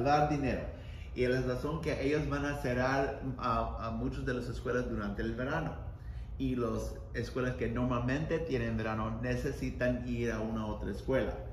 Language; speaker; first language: Spanish; non-native, learner; English